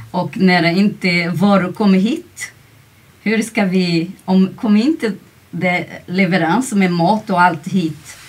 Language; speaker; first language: Swedish; non-native, fluent; Portuguese